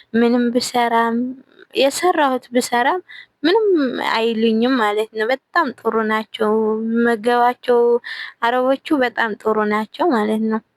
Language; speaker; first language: Amharic; non-native, local second language; Tigrinya